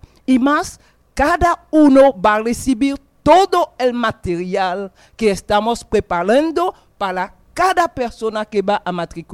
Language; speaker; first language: Spanish; non-native, fluent; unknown